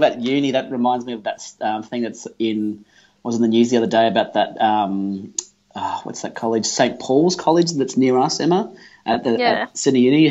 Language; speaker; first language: English; native; English